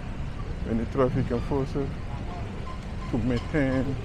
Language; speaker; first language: English; non-native, learner; French